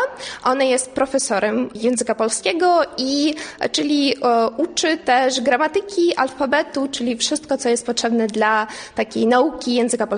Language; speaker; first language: Polish; non-native, learner; Ukrainian